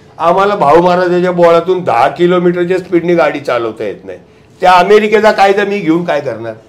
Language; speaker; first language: Marathi; non-native, local second language; Gujarati